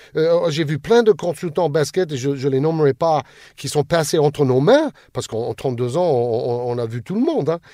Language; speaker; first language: French; non-native, fluent; English